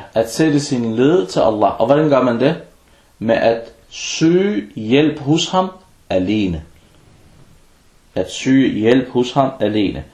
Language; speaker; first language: Danish; early bilingual, other home language; Arabic